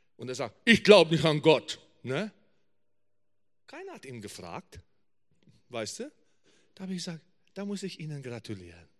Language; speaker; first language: German; non-native, fluent; English